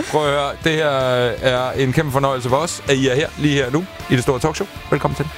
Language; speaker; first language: Danish; native; Danish